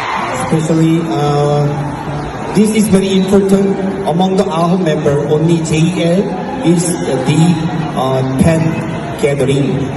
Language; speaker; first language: English; non-native, learner; Korean